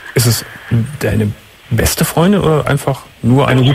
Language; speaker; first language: German; native; German